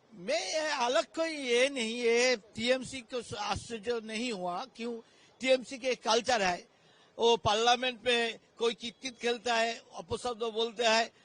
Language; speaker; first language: Hindi; non-native, local second language; Bangla